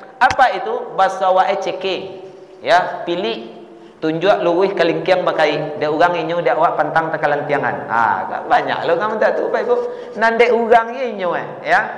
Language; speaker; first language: Malay; non-native, local second language; Minangkabau